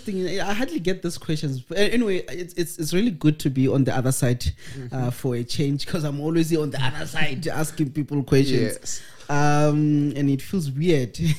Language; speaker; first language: English; non-native, local second language; Northern Sotho